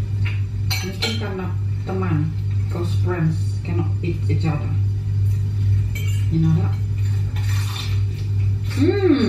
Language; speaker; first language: English; non-native, local second language; Indonesian